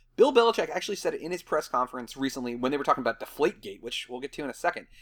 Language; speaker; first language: English; native; English